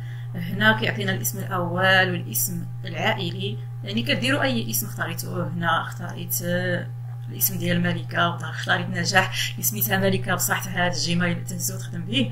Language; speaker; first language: Arabic; native; Arabic